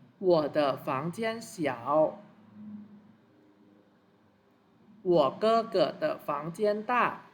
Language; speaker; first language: Chinese; non-native, fluent; Thai